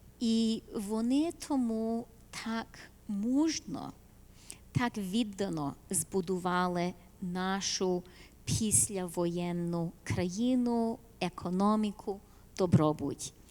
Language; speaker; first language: Ukrainian; early bilingual, heritage; Ukrainian